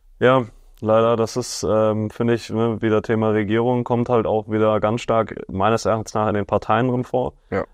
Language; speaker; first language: German; native; German